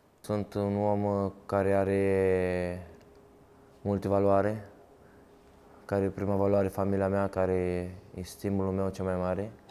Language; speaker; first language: Romanian; early bilingual, heritage; Romanian